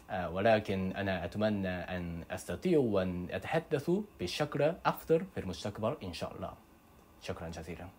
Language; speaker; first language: Arabic; non-native, learner; Japanese